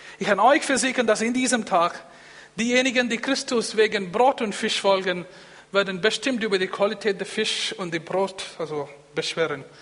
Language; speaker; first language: German; non-native, fluent; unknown